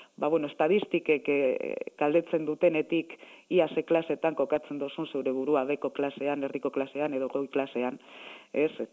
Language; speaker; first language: Basque; native; Basque